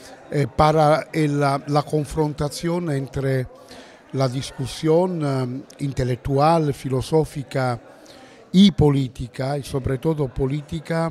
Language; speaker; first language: Spanish; non-native, fluent; Italian